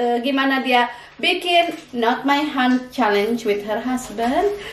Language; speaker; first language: English; non-native, fluent; Indonesian